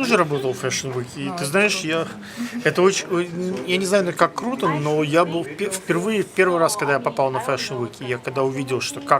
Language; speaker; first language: Russian; native; Russian